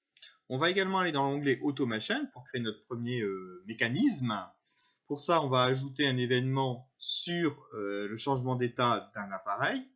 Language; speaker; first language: French; native; French